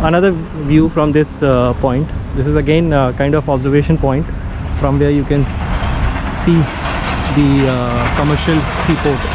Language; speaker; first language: English; non-native, local second language; Hindi